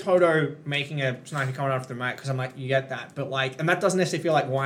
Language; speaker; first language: English; native; English